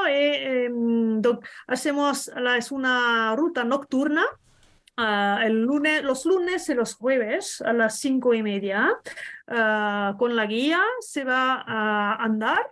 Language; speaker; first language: Spanish; non-native, learner; French